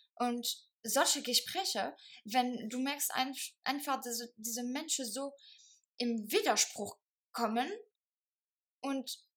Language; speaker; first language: German; non-native, fluent; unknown